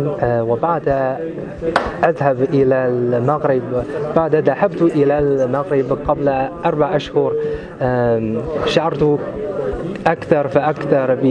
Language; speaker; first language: Arabic; non-native, learner; Chinese